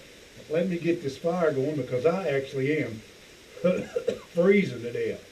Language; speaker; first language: English; native; English